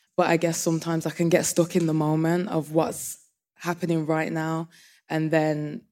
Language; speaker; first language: English; native; English